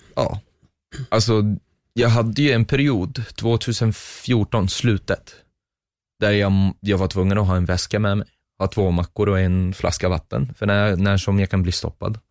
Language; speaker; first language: Swedish; non-native, fluent; Arabic